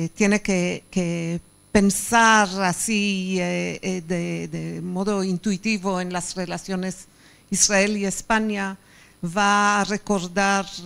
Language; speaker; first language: Spanish; non-native, fluent; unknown